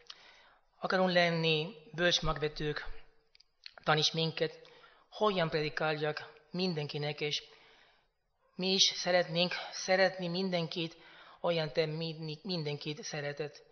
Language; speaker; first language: Hungarian; non-native, fluent; Spanish